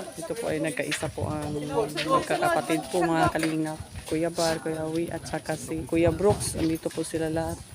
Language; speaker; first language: Filipino; non-native, local second language; Cebuano